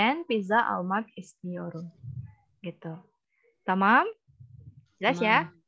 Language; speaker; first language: Turkish; non-native, fluent; Indonesian